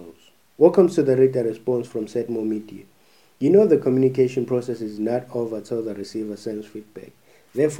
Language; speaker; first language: English; non-native, local second language; North Ndebele